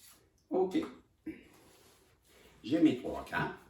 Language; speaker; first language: French; native; French